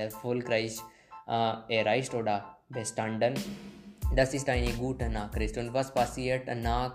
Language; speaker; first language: German; non-native, learner; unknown